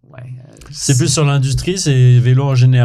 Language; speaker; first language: French; native; French